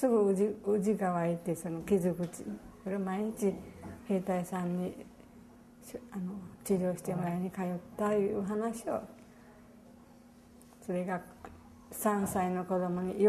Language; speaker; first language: Japanese; native; Japanese